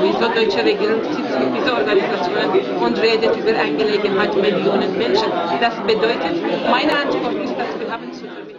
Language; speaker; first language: German; non-native, fluent; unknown